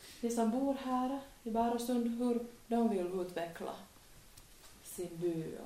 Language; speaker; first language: Swedish; non-native, local second language; Finnish